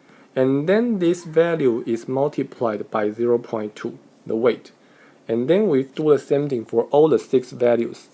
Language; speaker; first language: English; non-native, fluent; Chinese